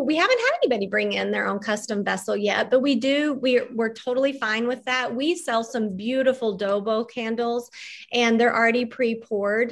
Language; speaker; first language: English; native; English